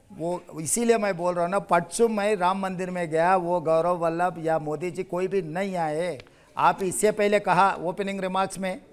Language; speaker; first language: Hindi; non-native, local second language; Telugu